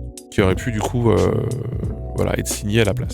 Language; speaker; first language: French; native; French